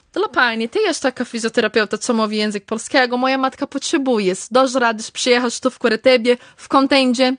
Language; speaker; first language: Polish; early bilingual, heritage; Portuguese